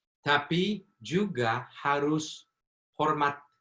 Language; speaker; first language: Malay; non-native, fluent; English